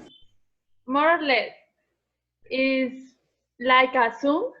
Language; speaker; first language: English; non-native, learner; Spanish